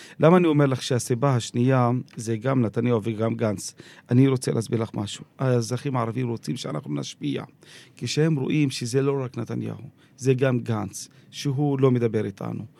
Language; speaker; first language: Hebrew; non-native, local second language; Arabic